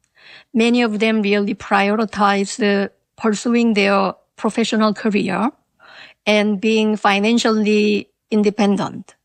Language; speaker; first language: English; non-native, fluent; Korean